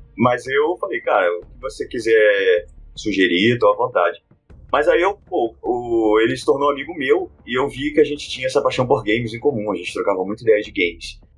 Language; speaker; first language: Portuguese; native; Portuguese